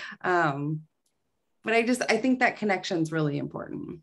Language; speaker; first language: English; native; English